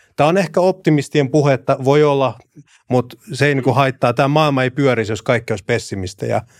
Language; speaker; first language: Finnish; early bilingual, other home language; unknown